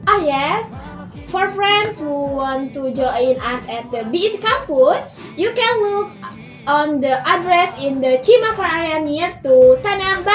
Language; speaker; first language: English; non-native, learner; Indonesian